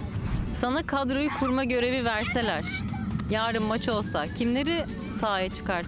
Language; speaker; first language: Turkish; native; Turkish